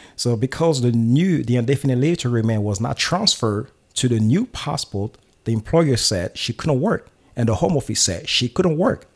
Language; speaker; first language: English; non-native, fluent; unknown